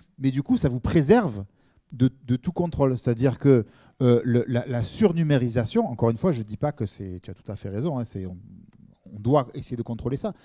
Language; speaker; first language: French; native; French